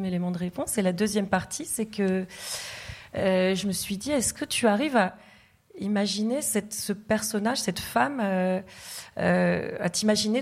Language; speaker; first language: French; non-native, fluent; Tamil